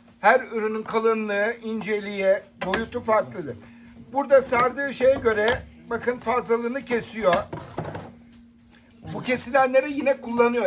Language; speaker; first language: Turkish; native; Turkish